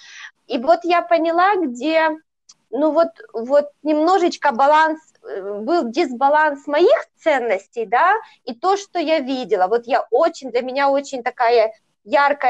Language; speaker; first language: Russian; native; Russian